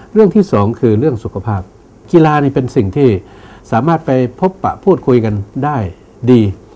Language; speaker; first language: Thai; non-native, local second language; Northeastern Thai